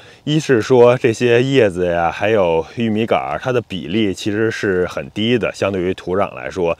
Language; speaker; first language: Chinese; native; Chinese